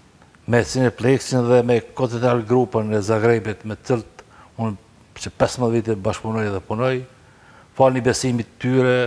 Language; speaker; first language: Albanian; native; Albanian